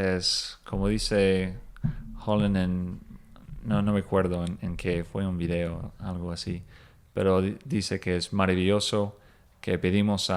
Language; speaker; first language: Spanish; non-native, fluent; English